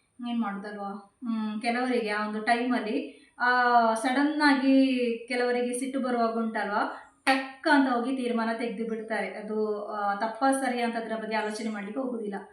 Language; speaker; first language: Kannada; native; Kannada